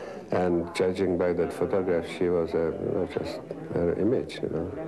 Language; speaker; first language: English; non-native, fluent; Czech